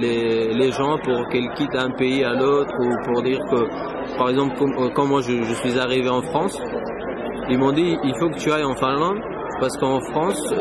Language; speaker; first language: French; non-native, fluent; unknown